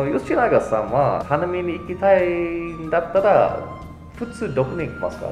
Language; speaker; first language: Japanese; non-native, fluent; English